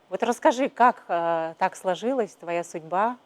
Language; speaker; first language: Russian; native; Russian